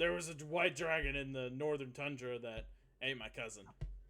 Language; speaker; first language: English; native; English